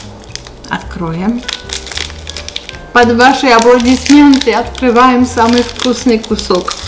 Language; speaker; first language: Russian; non-native, local second language; Armenian